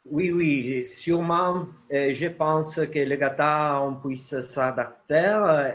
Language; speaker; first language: French; non-native, fluent; Italian